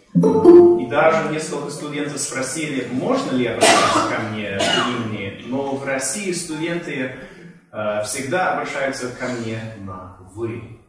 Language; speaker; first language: Russian; non-native, fluent; English